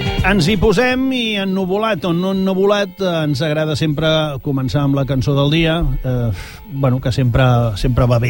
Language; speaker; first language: Catalan; native; Catalan